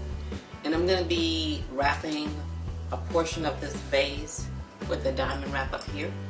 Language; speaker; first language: English; native; English